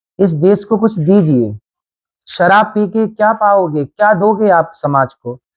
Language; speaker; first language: Hindi; native; Hindi